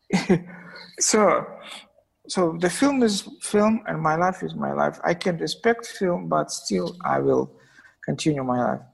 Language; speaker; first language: English; non-native, fluent; Russian